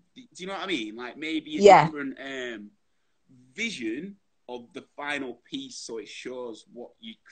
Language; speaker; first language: English; native; English